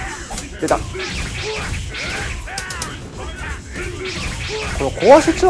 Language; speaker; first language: Japanese; native; Japanese